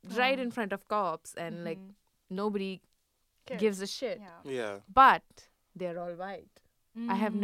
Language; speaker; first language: English; non-native, local second language; Hindi